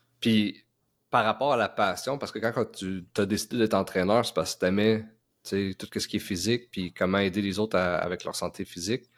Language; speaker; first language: French; native; French